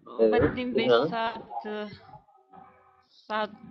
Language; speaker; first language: Turkish; non-native, learner; Russian